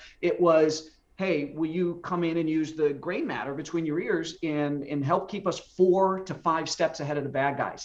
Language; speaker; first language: English; native; English